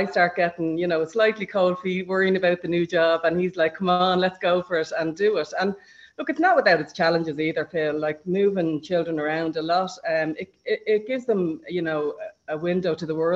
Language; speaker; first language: English; native; English